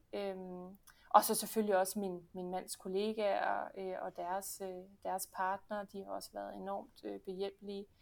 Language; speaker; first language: Danish; early bilingual, heritage; Danish